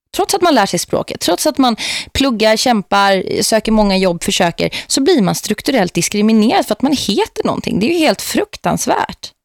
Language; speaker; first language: Swedish; native; Swedish